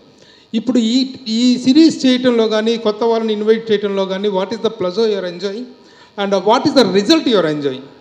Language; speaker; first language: Telugu; native; Telugu